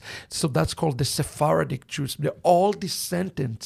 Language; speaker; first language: English; non-native, fluent; Hebrew